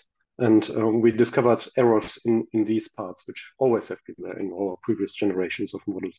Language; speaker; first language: English; non-native, fluent; German